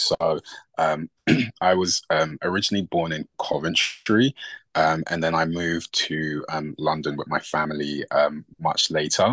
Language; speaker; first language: English; native; English